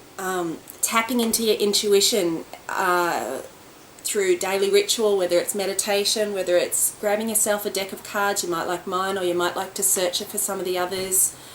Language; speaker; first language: English; native; English